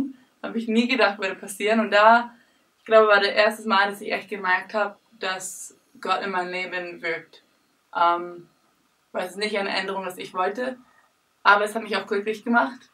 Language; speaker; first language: German; non-native, learner; English